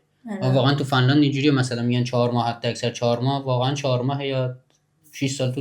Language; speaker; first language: Persian; native; Persian